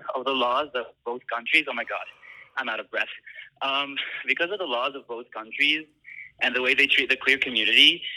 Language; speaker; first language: English; non-native, fluent; Arabic